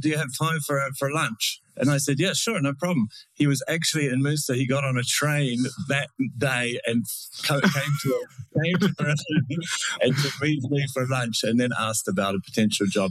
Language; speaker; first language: English; native; English